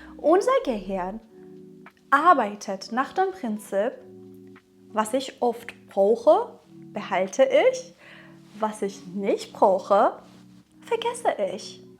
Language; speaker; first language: German; non-native, fluent; Persian